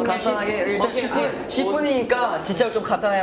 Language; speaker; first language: Korean; native; Korean